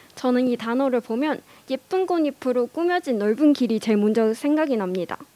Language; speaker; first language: Korean; non-native, fluent; Cantonese